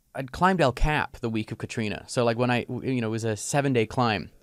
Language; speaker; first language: English; native; English